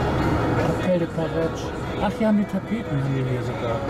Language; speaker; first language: German; native; German